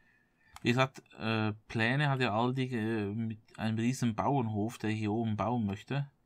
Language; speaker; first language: German; native; German